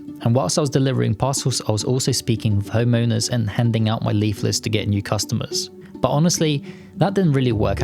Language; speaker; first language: English; native; English